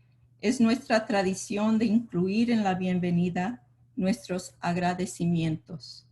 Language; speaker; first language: Spanish; early bilingual, heritage; Spanish